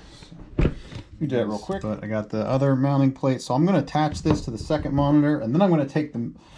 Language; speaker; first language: English; native; English